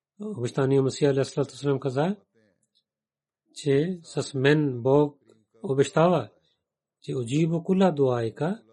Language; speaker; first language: Bulgarian; non-native, learner; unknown